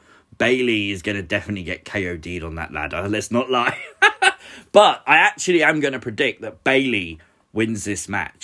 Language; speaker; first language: English; native; English